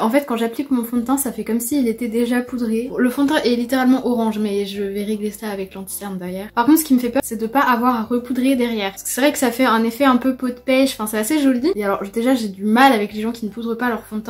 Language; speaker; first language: French; native; French